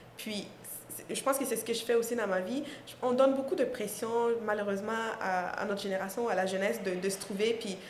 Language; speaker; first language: French; non-native, local second language; Mossi